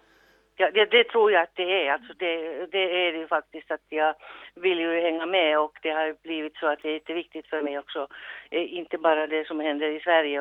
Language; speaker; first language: Swedish; non-native, local second language; Finnish